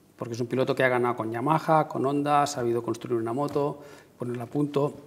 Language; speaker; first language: Spanish; native; Spanish